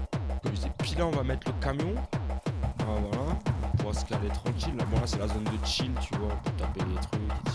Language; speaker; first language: French; native; French